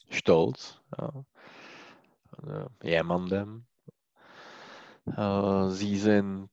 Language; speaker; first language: German; non-native, learner; Czech